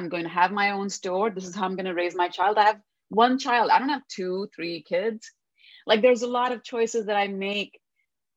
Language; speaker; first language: English; non-native, local second language; Hindi